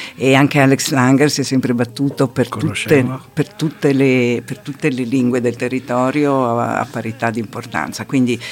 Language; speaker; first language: Italian; native; Italian